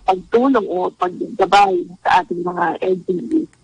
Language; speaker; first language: Filipino; native; Filipino